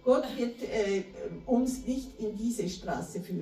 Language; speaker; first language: German; non-native, fluent; Portuguese